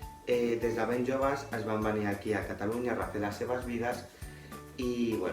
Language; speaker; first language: Catalan; non-native, local second language; Spanish